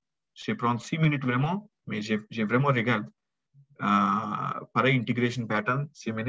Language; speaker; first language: French; non-native, learner; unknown